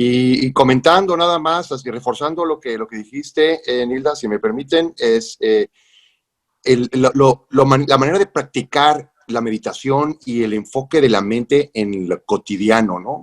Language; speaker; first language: Spanish; native; Spanish